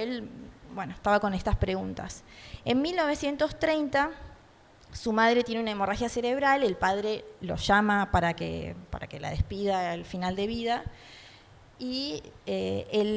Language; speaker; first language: Spanish; native; Spanish